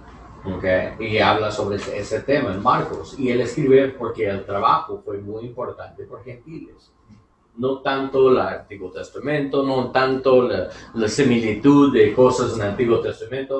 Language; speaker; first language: Spanish; non-native, learner; English